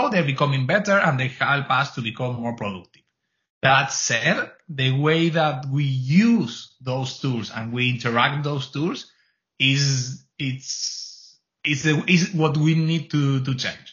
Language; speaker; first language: English; non-native, fluent; Spanish